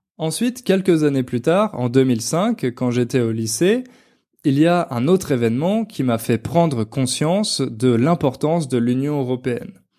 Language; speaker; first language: French; native; French